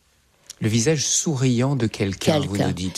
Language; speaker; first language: French; native; French